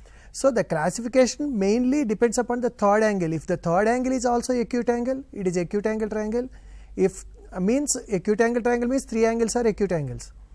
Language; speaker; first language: English; non-native, local second language; Telugu